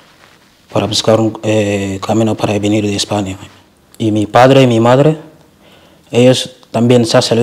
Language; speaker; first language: Spanish; non-native, learner; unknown